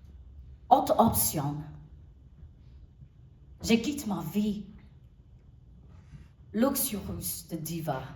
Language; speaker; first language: French; non-native, learner; Burmese